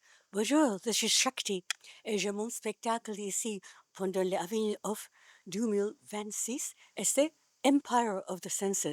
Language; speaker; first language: French; non-native, learner; Japanese